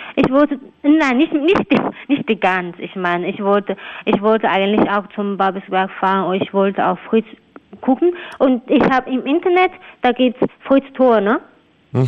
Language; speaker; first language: German; non-native, learner; Chinese